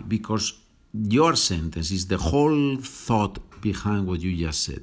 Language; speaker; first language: English; non-native, fluent; Spanish